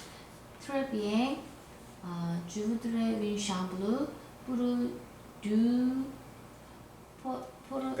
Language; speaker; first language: French; non-native, learner; Korean